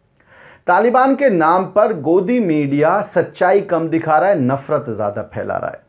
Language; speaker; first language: Hindi; native; Hindi